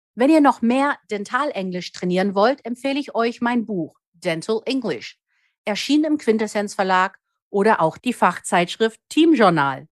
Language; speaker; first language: German; native; German